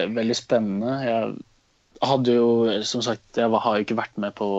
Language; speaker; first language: Norwegian; native; Norwegian